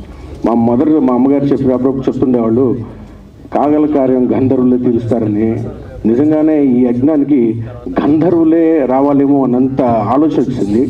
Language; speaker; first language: Telugu; native; Telugu